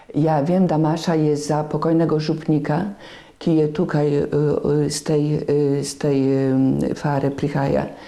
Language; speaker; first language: Slovenian; non-native, fluent; Polish